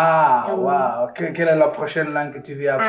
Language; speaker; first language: French; non-native, fluent; Portuguese